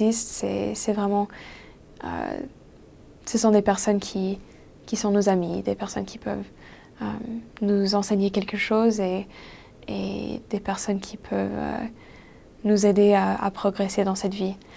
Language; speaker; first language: French; non-native, fluent; English